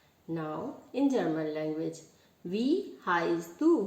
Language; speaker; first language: German; non-native, learner; Hindi